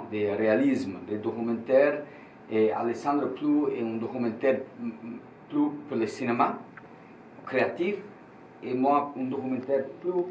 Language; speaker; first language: French; non-native, learner; Italian